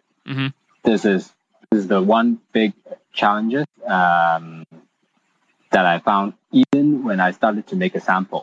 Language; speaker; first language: English; non-native, local second language; Cantonese